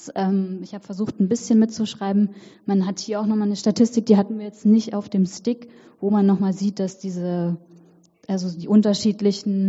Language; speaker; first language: German; native; German